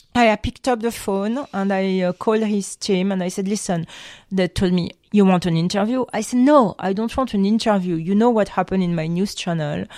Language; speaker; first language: English; non-native, fluent; French